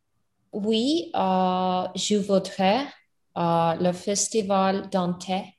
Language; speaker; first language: French; non-native, learner; English